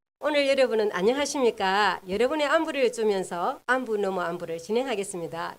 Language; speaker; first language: Korean; native; Korean